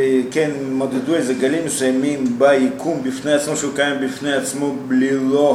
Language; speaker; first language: Hebrew; non-native, fluent; Russian